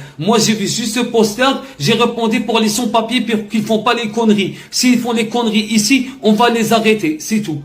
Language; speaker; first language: French; non-native, learner; Arabic